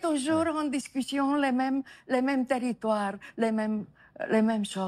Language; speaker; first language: French; non-native, fluent; Romanian